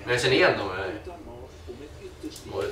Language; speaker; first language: Swedish; native; Swedish